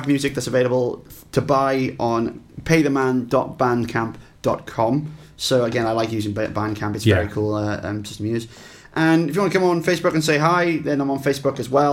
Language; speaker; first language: English; native; English